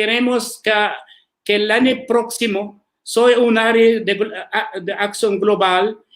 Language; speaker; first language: Spanish; non-native, learner; Arabic